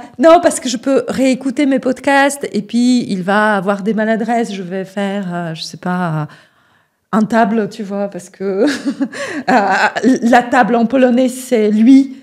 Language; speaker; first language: French; non-native, fluent; Polish